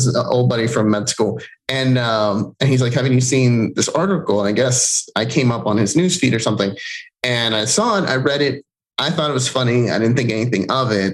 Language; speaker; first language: English; non-native, fluent; Spanish